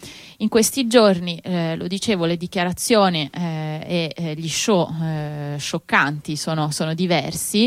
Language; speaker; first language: Italian; native; Italian